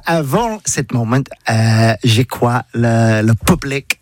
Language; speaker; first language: French; non-native, learner; English